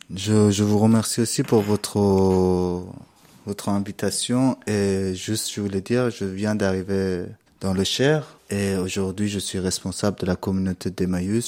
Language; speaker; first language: French; non-native, fluent; Persian